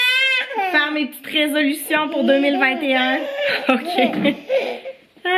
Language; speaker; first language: French; native; French